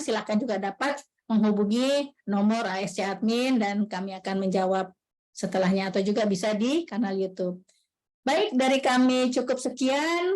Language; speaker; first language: Malay; native; Malay